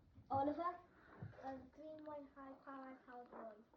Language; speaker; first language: Welsh; non-native, local second language; English